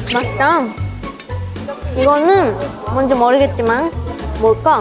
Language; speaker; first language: Korean; non-native, fluent; Japanese